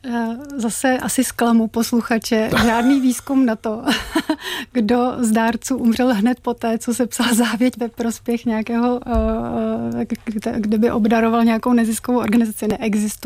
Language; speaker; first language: Czech; native; Czech